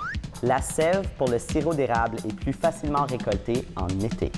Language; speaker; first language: French; native; French